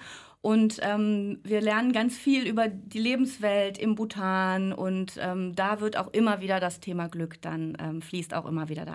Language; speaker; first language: German; native; German